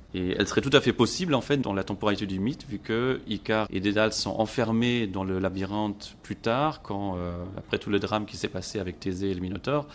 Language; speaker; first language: French; non-native, local second language; Luxembourgish